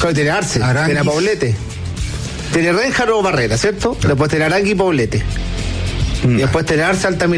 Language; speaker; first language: Spanish; native; Spanish